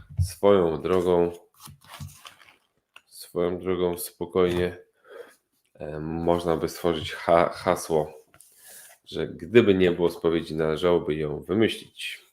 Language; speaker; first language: Polish; native; Polish